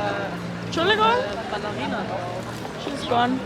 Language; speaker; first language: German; non-native, fluent; English